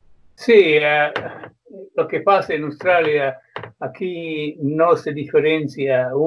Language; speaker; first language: Spanish; non-native, fluent; Croatian